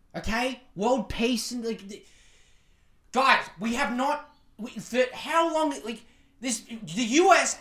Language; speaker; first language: English; native; English